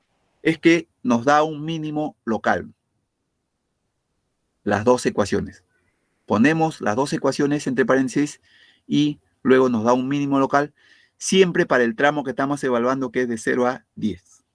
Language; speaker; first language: Spanish; native; Spanish